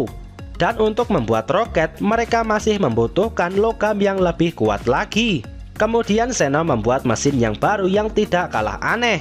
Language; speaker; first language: Indonesian; native; Indonesian